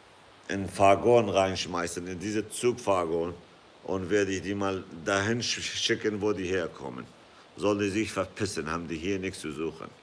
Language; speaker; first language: German; non-native, fluent; Kurdish